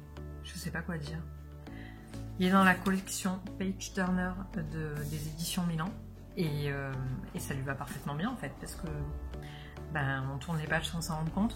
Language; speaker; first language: French; native; French